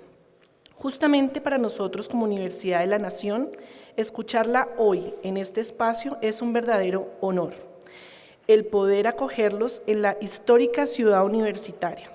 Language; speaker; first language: Spanish; native; Spanish